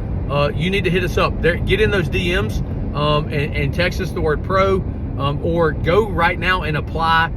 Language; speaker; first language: English; native; English